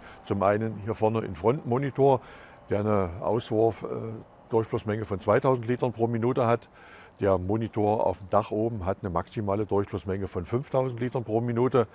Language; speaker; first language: German; native; German